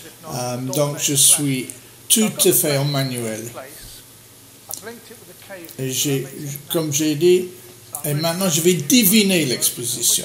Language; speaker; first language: French; non-native, learner; English